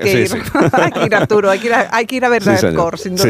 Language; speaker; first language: Spanish; native; Spanish